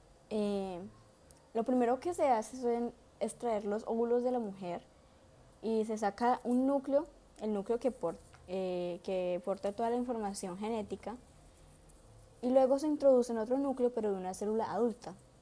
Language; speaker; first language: Spanish; native; Spanish